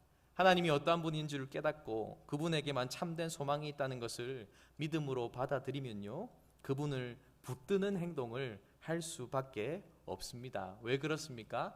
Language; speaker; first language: Korean; native; Korean